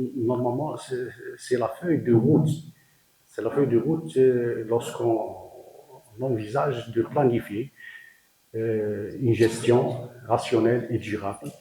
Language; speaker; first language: French; non-native, local second language; Arabic